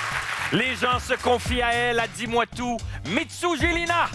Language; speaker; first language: French; native; French